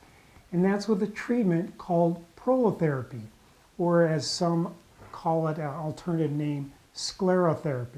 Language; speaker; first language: English; native; English